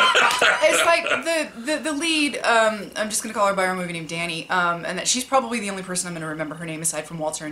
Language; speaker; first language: English; native; English